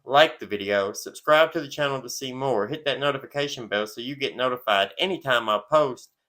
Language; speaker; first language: English; native; English